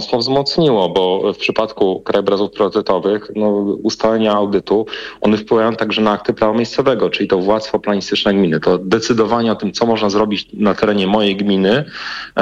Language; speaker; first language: Polish; native; Polish